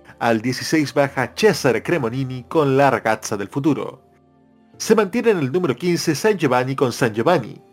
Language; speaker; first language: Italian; non-native, fluent; Spanish